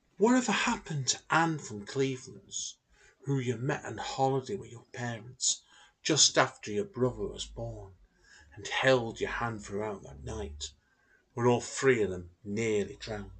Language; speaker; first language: English; native; English